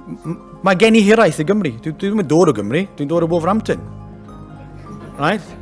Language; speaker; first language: Welsh; non-native, local second language; English